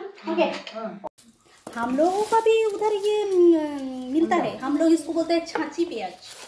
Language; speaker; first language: Hindi; non-native, local second language; Bangla